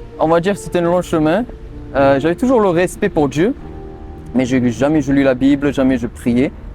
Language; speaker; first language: French; early bilingual, other home language; English